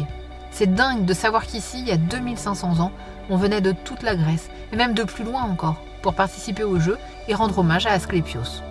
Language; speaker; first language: French; native; French